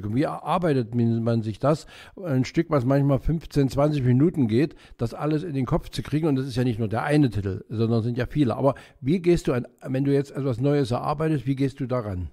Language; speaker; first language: German; native; German